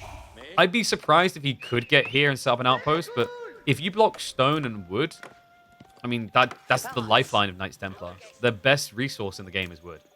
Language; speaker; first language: English; native; English